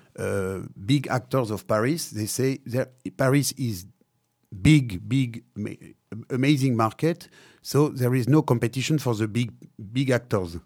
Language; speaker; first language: English; non-native, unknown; French